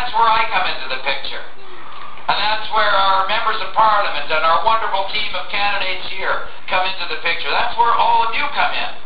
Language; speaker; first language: English; native; English